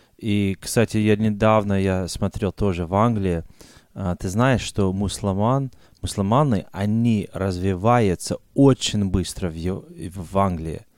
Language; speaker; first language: Russian; non-native, fluent; English